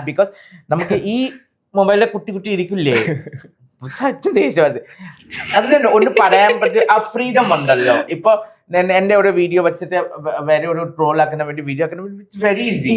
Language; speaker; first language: Malayalam; non-native, local second language; Assamese